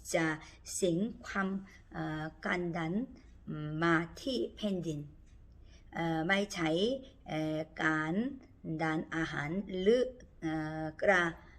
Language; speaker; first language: Thai; non-native, learner; Korean